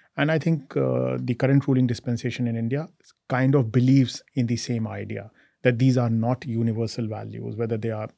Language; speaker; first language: English; non-native, local second language; Hindi